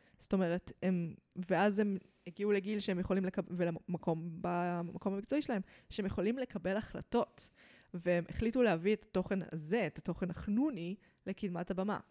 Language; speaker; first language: Hebrew; early bilingual, other home language; English